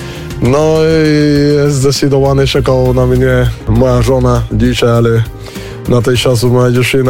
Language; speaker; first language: Polish; non-native, learner; Spanish